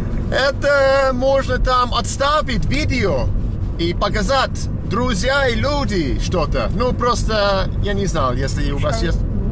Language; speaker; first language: Russian; non-native, learner; English